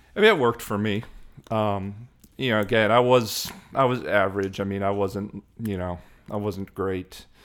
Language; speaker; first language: English; native; English